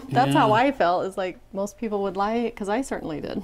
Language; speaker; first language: English; native; English